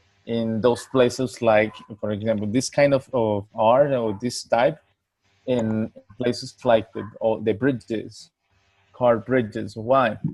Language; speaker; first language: English; non-native, learner; Spanish